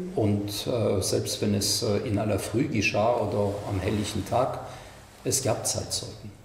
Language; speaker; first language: German; non-native, fluent; French